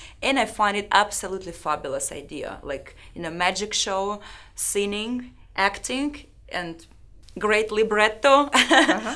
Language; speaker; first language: English; non-native, fluent; Russian